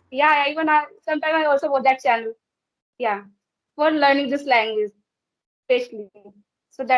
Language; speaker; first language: English; non-native, learner; Hindi